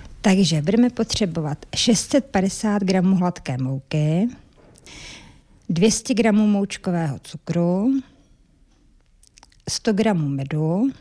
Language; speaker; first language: Czech; native; Czech